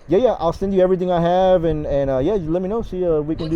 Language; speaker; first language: English; native; English